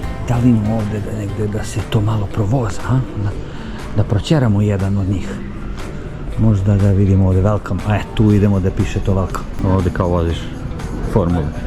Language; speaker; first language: Serbian; native; Serbian